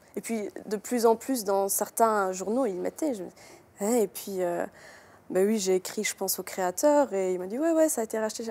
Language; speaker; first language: French; native; French